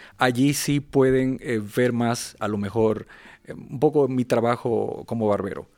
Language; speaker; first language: Spanish; native; Spanish